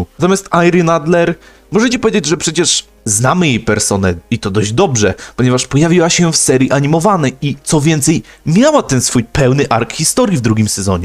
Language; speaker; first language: Polish; native; Polish